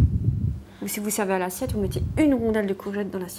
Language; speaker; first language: French; native; French